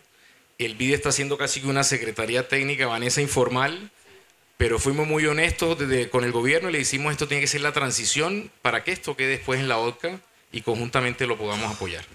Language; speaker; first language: Spanish; native; Spanish